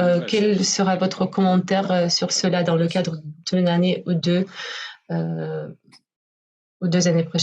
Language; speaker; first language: French; non-native, fluent; Russian